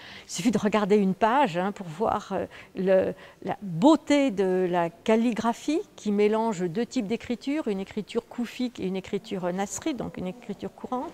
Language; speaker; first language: French; native; French